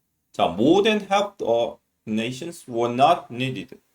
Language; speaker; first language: English; non-native, fluent; Korean